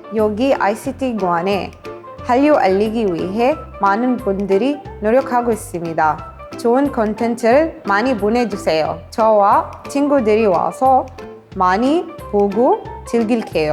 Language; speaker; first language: Korean; non-native, fluent; Arabic